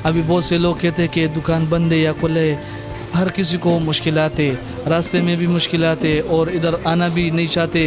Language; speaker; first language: Hindi; non-native, local second language; Pashto